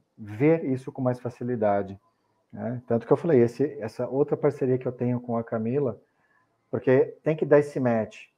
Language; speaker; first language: Portuguese; native; Portuguese